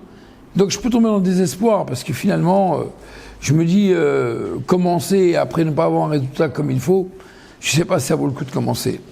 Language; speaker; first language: French; native; French